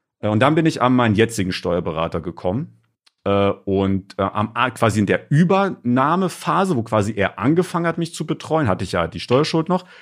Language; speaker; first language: German; native; German